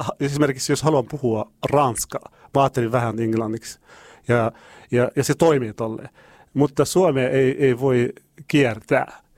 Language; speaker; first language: Finnish; non-native, learner; Arabic